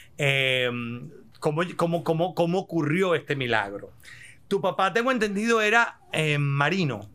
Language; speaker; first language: Spanish; native; Spanish